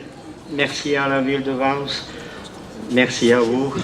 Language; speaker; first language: French; non-native, fluent; Czech